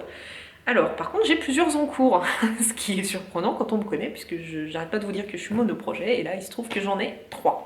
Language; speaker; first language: French; native; French